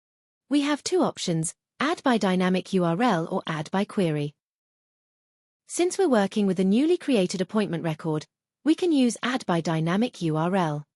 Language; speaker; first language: English; non-native, fluent; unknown